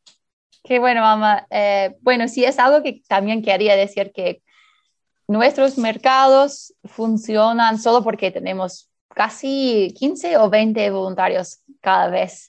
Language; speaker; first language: Spanish; early bilingual, heritage; Spanish